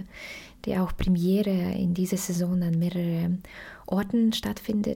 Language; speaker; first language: German; non-native, fluent; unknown